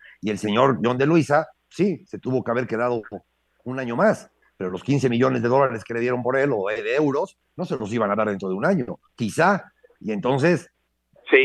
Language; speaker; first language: Spanish; native; Spanish